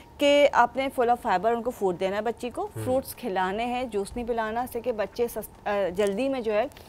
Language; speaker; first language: Urdu; native; Urdu